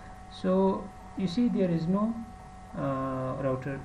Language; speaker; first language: English; non-native, fluent; Persian